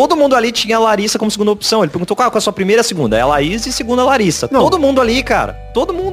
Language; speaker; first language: Portuguese; native; Portuguese